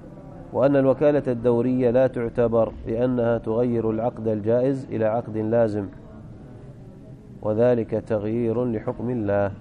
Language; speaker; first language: Arabic; native; Arabic